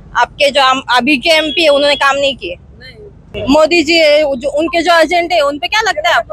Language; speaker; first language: Hindi; non-native, local second language; Marathi